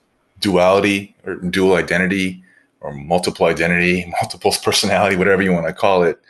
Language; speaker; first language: English; native; English